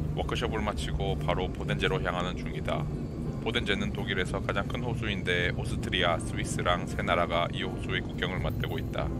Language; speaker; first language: Korean; native; Korean